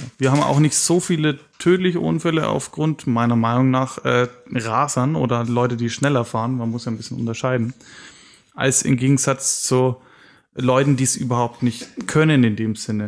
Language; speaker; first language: German; native; German